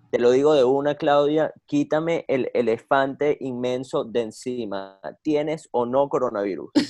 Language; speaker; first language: Spanish; native; Spanish